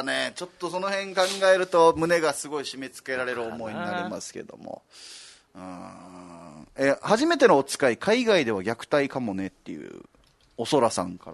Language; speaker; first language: Japanese; native; Japanese